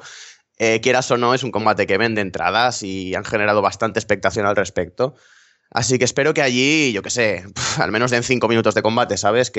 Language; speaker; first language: Spanish; native; Spanish